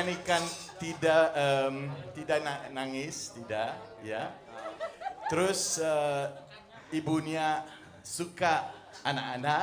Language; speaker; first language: Indonesian; non-native, fluent; French